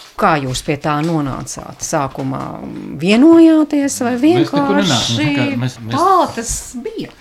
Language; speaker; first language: Latvian; native; Latvian